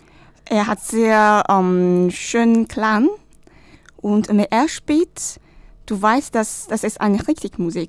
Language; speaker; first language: German; non-native, learner; Chinese